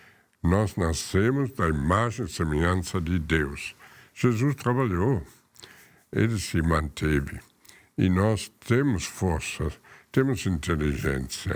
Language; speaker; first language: Portuguese; non-native, fluent; German